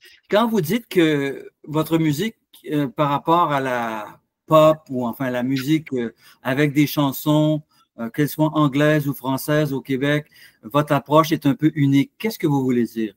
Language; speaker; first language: French; native; French